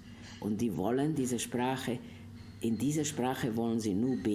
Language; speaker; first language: German; non-native, fluent; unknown